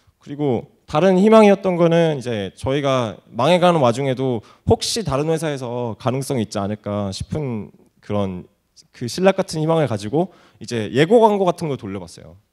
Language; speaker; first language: Korean; native; Korean